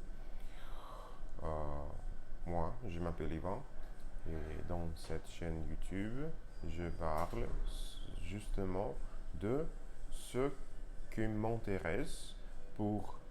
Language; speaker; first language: French; non-native, learner; Russian